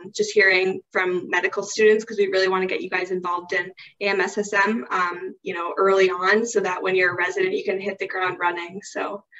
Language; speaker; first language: English; native; English